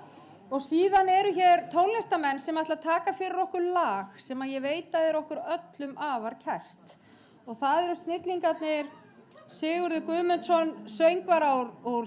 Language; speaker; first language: Icelandic; native; Icelandic